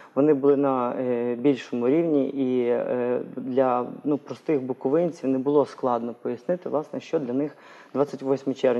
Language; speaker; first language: Ukrainian; native; Ukrainian